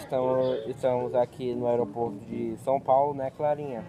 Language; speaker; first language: Portuguese; native; Portuguese